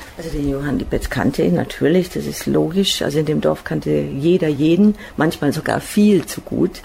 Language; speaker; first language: German; native; German